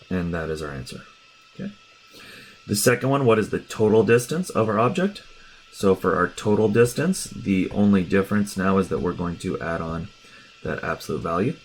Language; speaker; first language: English; native; English